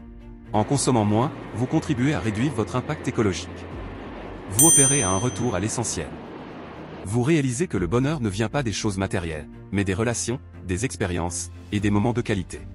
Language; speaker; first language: French; native; French